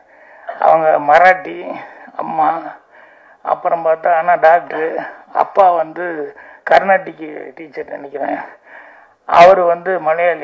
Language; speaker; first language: Tamil; native; Tamil